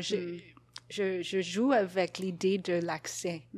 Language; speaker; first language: French; non-native, fluent; English